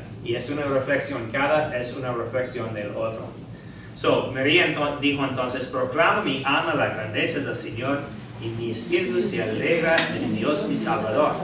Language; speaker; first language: Spanish; non-native, fluent; English